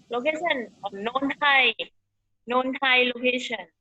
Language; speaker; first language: English; non-native, learner; Thai